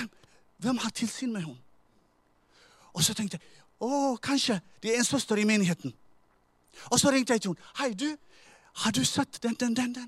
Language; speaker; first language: Norwegian; non-native, fluent; Tigrinya